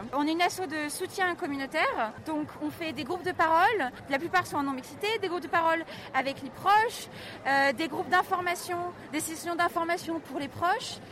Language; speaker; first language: French; native; French